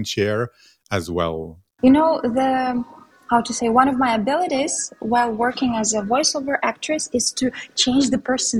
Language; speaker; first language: English; non-native, fluent; Tatar